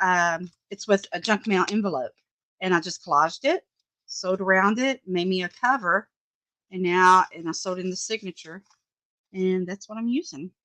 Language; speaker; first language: English; native; English